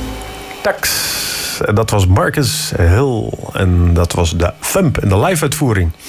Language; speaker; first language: Dutch; native; Dutch